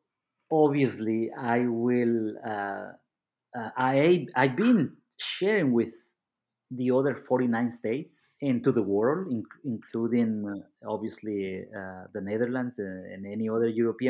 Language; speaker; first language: English; non-native, fluent; Spanish